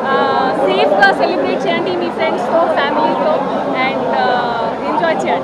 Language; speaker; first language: Telugu; non-native, fluent; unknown